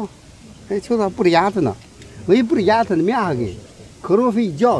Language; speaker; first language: Russian; non-native, learner; Chinese